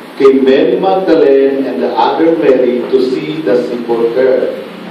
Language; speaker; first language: English; non-native, local second language; Filipino